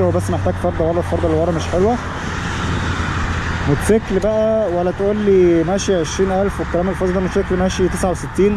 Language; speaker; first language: Arabic; native; Arabic